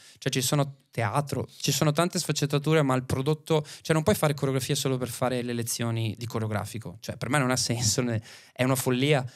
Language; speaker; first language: Italian; native; Italian